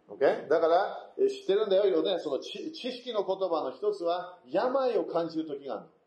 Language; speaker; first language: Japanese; non-native, fluent; English